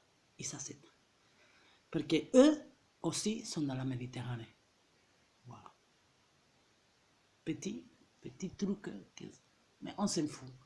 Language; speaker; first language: French; non-native, fluent; Catalan